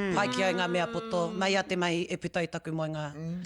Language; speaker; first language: Māori; non-native, local second language; English